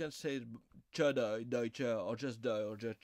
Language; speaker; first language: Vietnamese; non-native, fluent; French